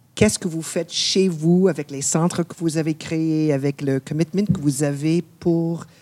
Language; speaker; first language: French; non-native, fluent; English